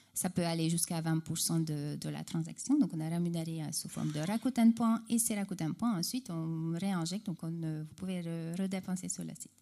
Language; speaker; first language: French; non-native, fluent; Hungarian